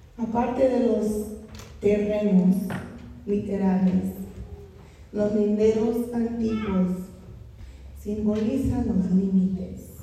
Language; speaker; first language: Spanish; non-native, fluent; English